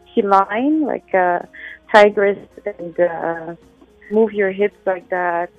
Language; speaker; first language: English; non-native, fluent; French